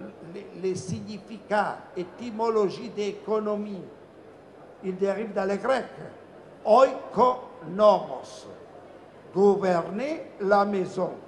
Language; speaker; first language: French; non-native, fluent; Italian